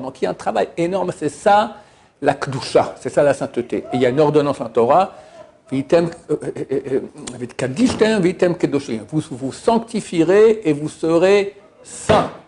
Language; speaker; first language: French; native; French